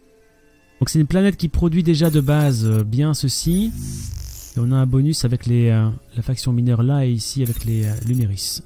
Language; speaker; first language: French; native; French